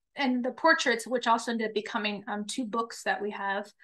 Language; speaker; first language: English; native; English